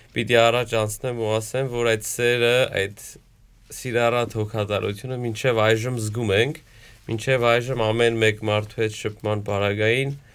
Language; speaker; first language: Armenian; native; Armenian